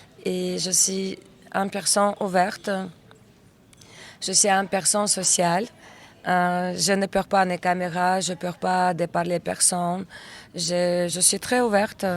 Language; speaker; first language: French; non-native, learner; Russian